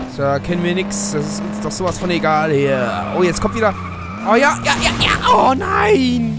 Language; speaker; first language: German; native; German